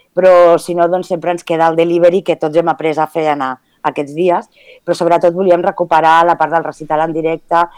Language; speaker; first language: Catalan; early bilingual, other home language; Spanish